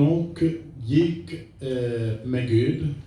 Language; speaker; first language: Swedish; non-native, fluent; French